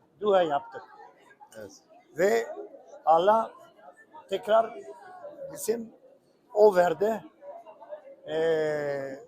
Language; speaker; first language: Turkish; non-native, learner; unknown